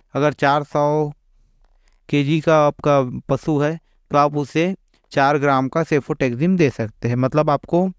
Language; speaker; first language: Hindi; native; Hindi